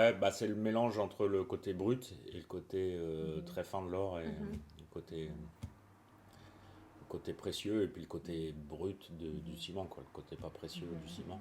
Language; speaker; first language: French; native; French